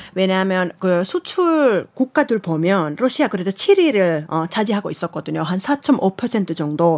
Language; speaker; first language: Korean; non-native, fluent; Finnish